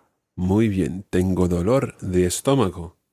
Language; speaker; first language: Spanish; non-native, fluent; English